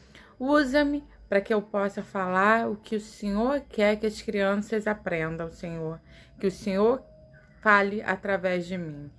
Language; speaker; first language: Portuguese; native; Portuguese